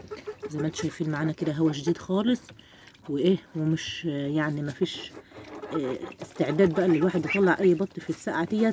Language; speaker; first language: Arabic; native; Arabic